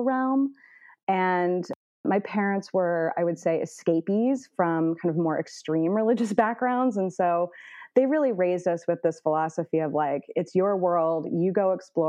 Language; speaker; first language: English; native; English